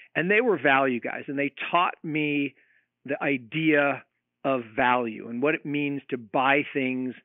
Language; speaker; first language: English; native; English